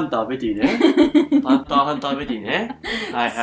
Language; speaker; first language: Japanese; native; Japanese